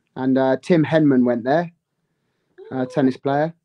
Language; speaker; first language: English; native; English